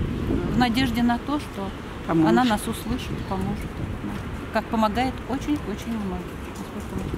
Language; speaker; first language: Russian; native; Russian